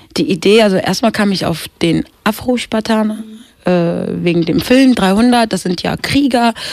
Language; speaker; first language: German; early bilingual, other home language; Swahili